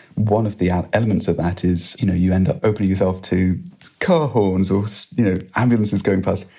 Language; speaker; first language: English; native; English